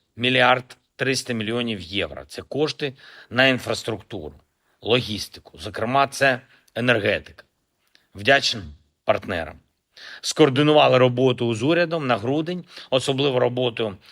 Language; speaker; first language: Ukrainian; non-native, local second language; Russian